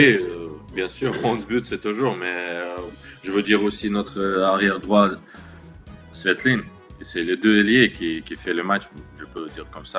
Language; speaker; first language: French; non-native, learner; Russian